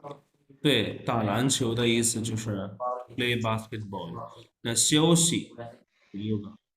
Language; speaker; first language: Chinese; non-native, fluent; Urdu